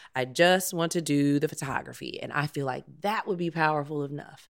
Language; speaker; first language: English; native; English